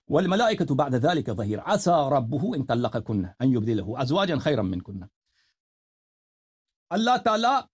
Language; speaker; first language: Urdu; non-native, fluent; Persian